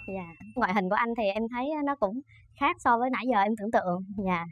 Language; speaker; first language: Vietnamese; native; Vietnamese